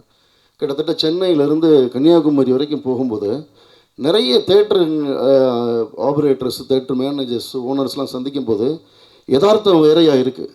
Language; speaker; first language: Tamil; native; Tamil